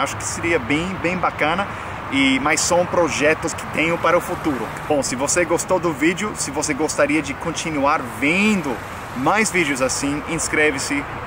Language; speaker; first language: Portuguese; non-native, fluent; English